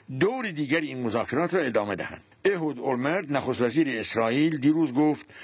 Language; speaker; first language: Persian; non-native, local second language; Central Kurdish